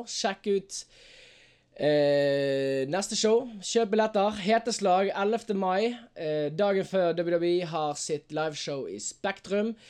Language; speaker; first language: Norwegian; native; Norwegian